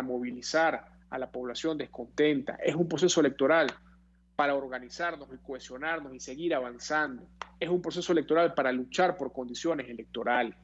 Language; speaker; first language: Spanish; native; Spanish